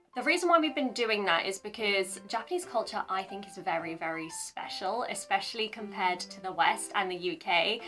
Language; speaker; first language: English; native; English